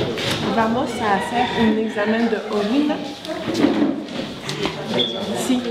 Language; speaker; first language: Spanish; non-native, learner; French